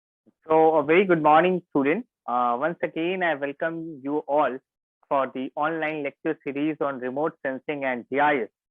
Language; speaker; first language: English; non-native, local second language; Hindi